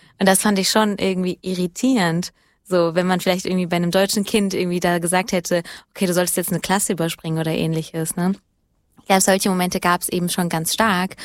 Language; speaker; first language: German; early bilingual, other home language; Italian